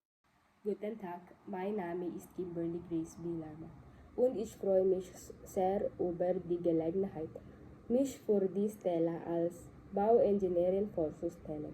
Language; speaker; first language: German; non-native, learner; Filipino